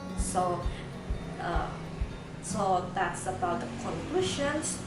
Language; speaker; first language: English; non-native, learner; Indonesian